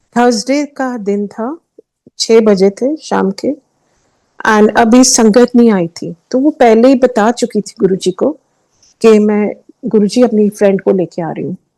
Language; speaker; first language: Hindi; early bilingual, heritage; Hindi